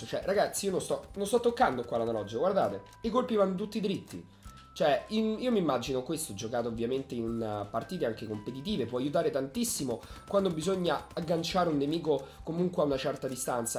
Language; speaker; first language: Italian; native; Italian